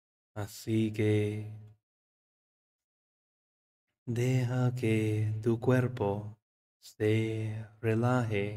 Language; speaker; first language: Spanish; non-native, fluent; English